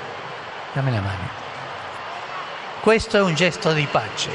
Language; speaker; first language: Italian; early bilingual, heritage; Spanish